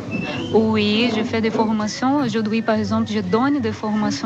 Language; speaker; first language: French; non-native, learner; Portuguese